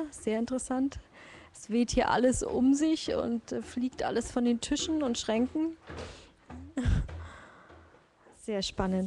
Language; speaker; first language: German; native; German